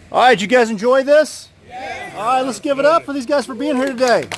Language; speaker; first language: English; native; English